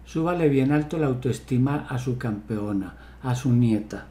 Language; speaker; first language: Spanish; native; Spanish